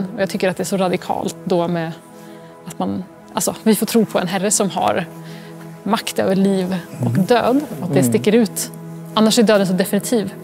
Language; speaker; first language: Swedish; native; Swedish